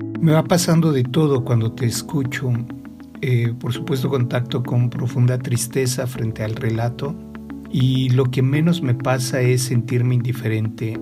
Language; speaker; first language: Spanish; native; Spanish